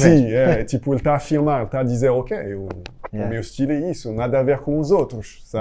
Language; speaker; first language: Portuguese; non-native, fluent; French